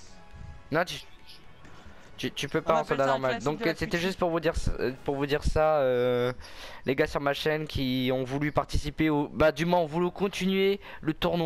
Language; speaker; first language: French; native; French